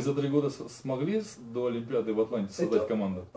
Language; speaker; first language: Russian; native; Russian